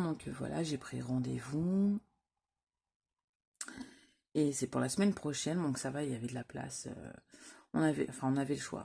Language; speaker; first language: French; native; French